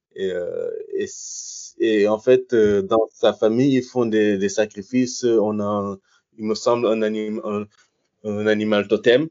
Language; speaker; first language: French; non-native, local second language; Wolof